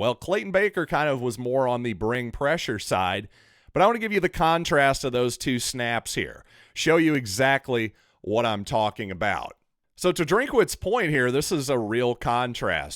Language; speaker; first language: English; native; English